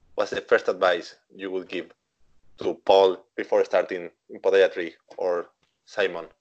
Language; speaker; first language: English; non-native, fluent; Spanish